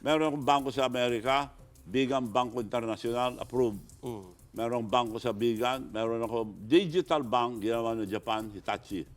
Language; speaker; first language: Filipino; non-native, local second language; Iloko